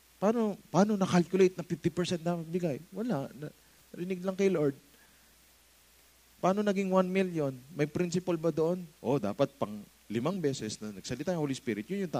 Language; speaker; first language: Filipino; native; Filipino